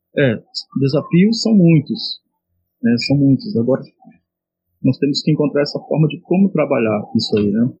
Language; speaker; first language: Portuguese; non-native, local second language; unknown